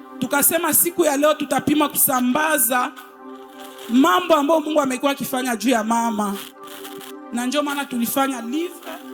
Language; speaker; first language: Swahili; native; Swahili